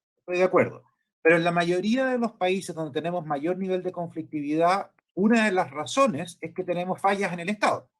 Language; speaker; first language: Spanish; native; Spanish